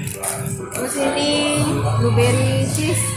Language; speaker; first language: Indonesian; native; Indonesian